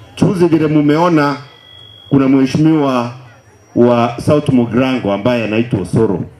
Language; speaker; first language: Swahili; non-native, local second language; Gusii